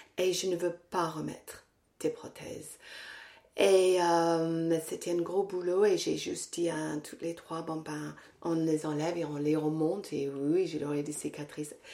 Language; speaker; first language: French; non-native, fluent; English